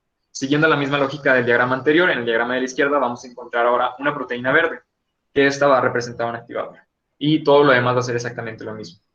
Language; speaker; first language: Spanish; native; Spanish